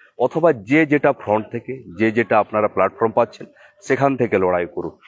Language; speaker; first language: Bangla; non-native, local second language; Santali